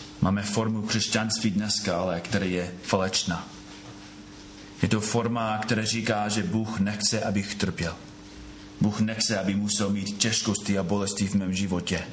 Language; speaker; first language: Czech; non-native, fluent; English